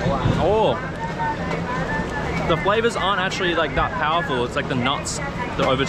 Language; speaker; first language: English; native; English